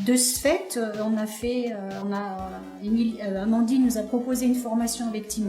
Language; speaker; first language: French; native; French